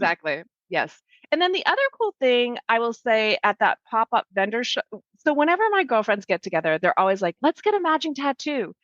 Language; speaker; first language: English; native; English